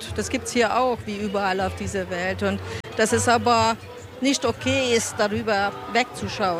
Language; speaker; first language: German; non-native, fluent; Hungarian